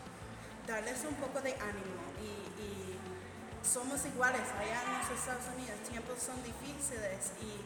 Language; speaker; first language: Spanish; non-native, learner; English